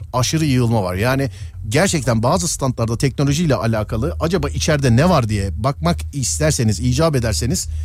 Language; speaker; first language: Turkish; native; Turkish